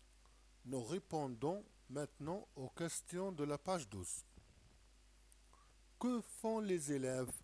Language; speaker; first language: French; non-native, local second language; Arabic